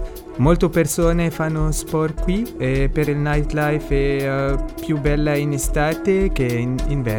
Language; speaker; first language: Italian; non-native, learner; Arabic